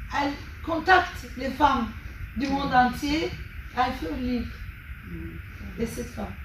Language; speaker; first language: French; non-native, fluent; Turkish